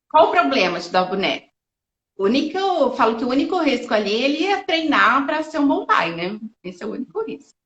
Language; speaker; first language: Portuguese; native; Portuguese